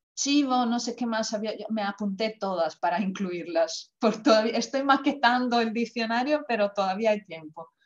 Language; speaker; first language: Spanish; non-native, fluent; Croatian